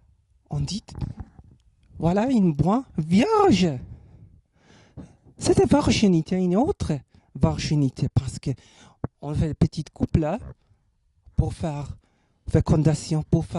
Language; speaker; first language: French; non-native, learner; German